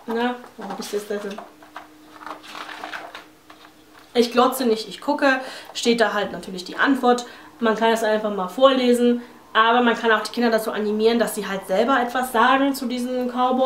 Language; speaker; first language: German; native; German